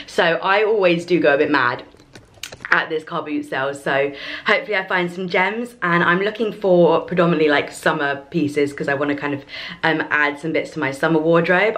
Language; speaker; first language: English; native; English